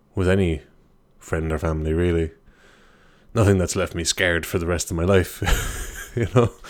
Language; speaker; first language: English; native; English